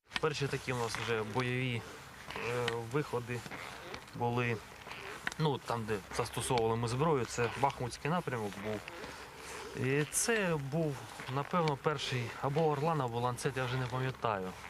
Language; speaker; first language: Ukrainian; native; Ukrainian